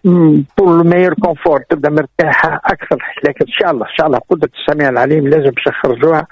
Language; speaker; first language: Arabic; native; Arabic